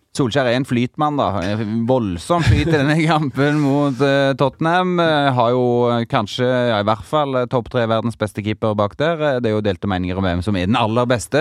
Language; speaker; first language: Norwegian; native; Norwegian